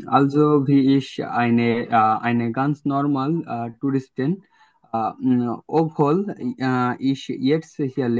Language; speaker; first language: German; non-native, learner; Bangla